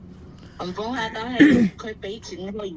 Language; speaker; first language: Cantonese; non-native, learner; Indonesian